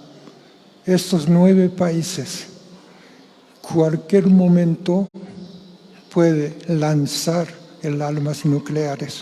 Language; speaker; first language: Spanish; non-native, fluent; Japanese